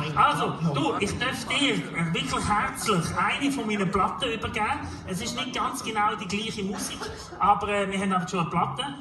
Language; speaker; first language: German; native; German